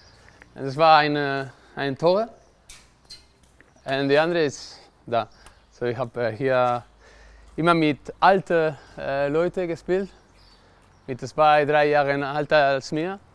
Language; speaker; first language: German; non-native, learner; Spanish